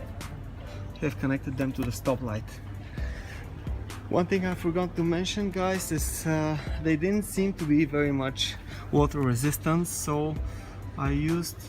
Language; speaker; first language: English; non-native, fluent; Bulgarian